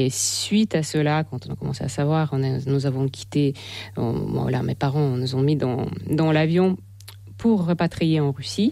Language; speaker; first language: French; non-native, fluent; Russian